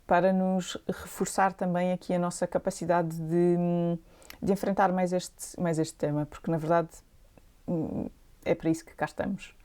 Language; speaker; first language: Portuguese; native; Portuguese